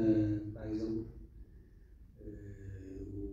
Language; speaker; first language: French; non-native, fluent; English